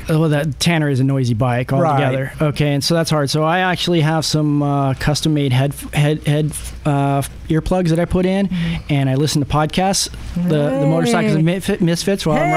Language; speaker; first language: English; native; English